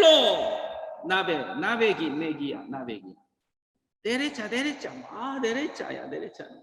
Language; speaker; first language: Spanish; non-native, learner; Korean